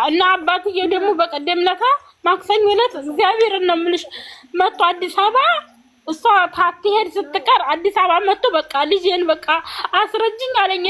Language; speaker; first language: Amharic; native; Amharic